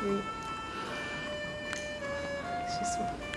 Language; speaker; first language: French; non-native, learner; English